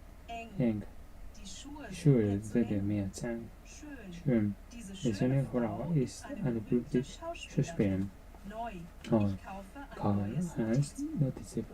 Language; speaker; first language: German; non-native, learner; Japanese